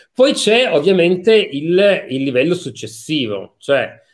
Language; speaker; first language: Italian; native; Italian